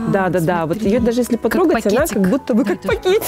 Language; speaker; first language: Russian; native; Russian